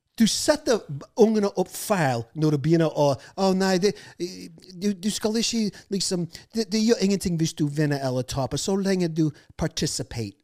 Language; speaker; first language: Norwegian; non-native, fluent; English